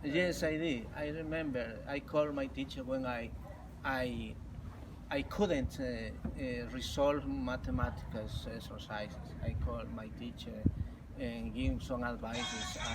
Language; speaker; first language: English; non-native, learner; Spanish